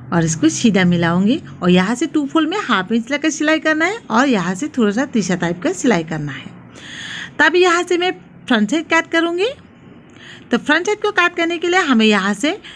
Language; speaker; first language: Hindi; non-native, local second language; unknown